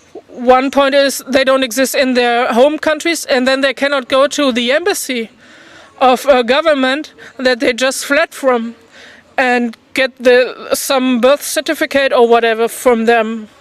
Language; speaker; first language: English; non-native, fluent; German